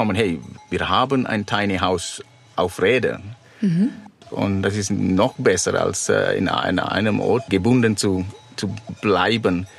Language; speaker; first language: German; non-native, fluent; Sinhala